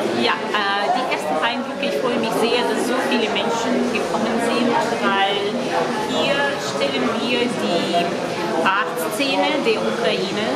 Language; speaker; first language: German; non-native, fluent; Ukrainian